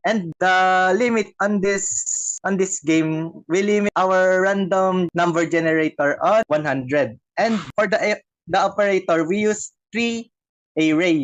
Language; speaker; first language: English; non-native, local second language; Filipino